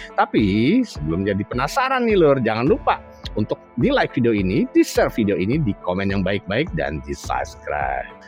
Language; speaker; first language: Indonesian; native; Indonesian